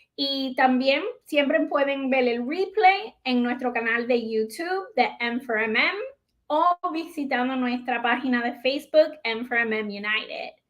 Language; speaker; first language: Spanish; early bilingual, heritage; Spanish